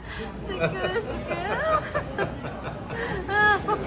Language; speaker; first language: English; non-native, learner; Korean